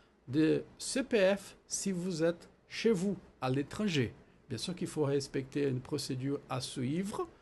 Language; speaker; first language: French; non-native, fluent; Portuguese